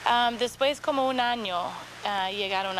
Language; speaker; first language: Spanish; non-native, fluent; English